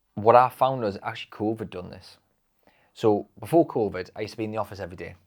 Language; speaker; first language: English; native; English